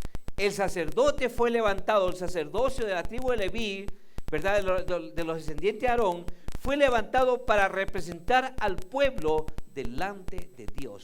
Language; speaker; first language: Spanish; native; Spanish